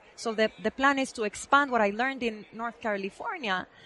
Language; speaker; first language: English; non-native, fluent; Spanish